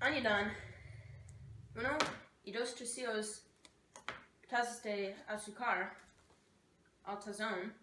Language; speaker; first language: Spanish; non-native, learner; English